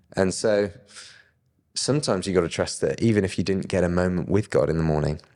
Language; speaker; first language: English; native; English